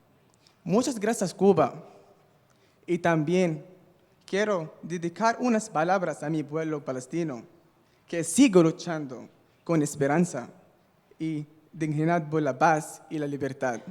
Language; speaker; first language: Spanish; non-native, fluent; Arabic